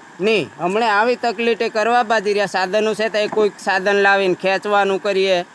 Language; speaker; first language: Gujarati; non-native, local second language; Rathawi